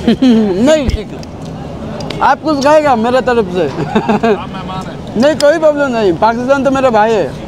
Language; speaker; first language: Hindi; non-native, learner; Bangla